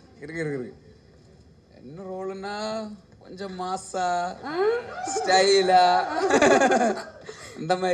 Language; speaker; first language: Tamil; non-native, learner; Malayalam